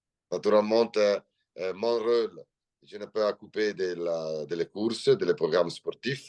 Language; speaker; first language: French; non-native, learner; Italian